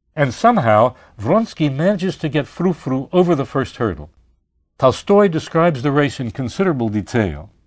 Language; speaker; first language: English; native; English